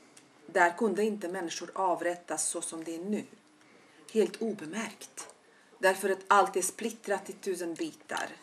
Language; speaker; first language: Swedish; non-native, fluent; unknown